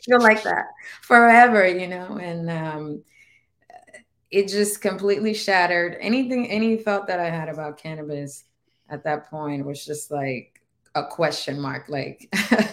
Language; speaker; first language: English; non-native, fluent; Spanish